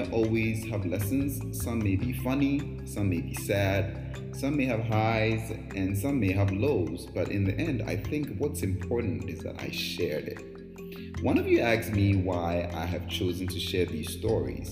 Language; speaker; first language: English; non-native, local second language; Akan